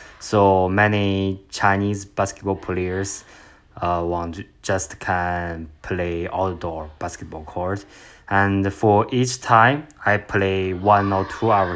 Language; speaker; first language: English; non-native, learner; Chinese